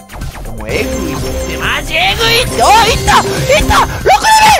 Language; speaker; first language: Japanese; native; Japanese